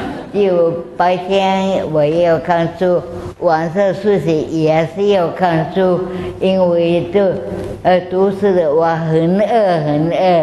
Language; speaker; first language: Chinese; non-native, local second language; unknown